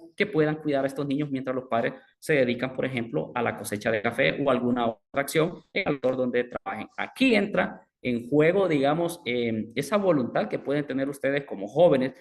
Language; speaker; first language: Spanish; native; Spanish